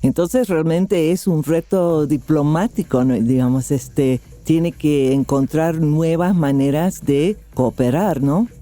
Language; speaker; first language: Spanish; non-native, fluent; English